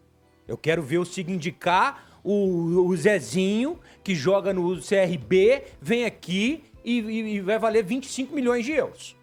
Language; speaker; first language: Portuguese; native; Portuguese